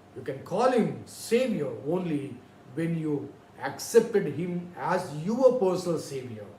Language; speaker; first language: English; non-native, local second language; Telugu